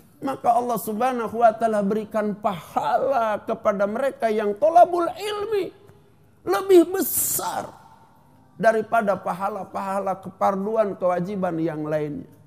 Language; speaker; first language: Indonesian; non-native, local second language; Sundanese